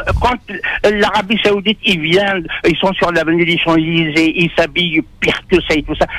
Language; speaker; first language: French; non-native, local second language; Arabic